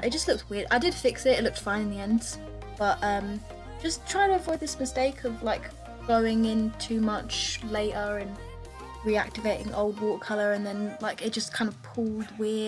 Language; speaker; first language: English; native; English